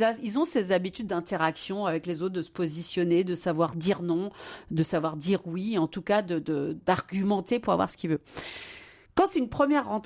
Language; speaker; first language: French; native; French